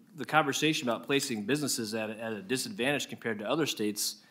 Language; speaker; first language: English; native; English